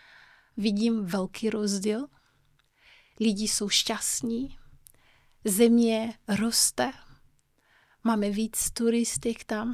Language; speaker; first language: Czech; non-native, fluent; Kabuverdianu